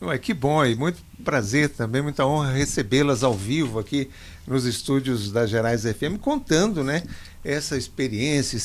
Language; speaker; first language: Portuguese; native; Portuguese